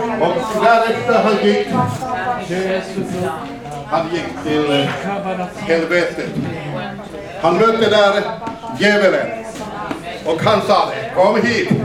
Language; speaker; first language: Swedish; non-native, fluent; Finnish